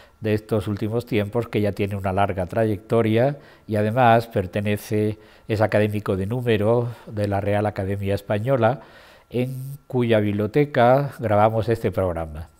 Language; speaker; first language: Spanish; native; Spanish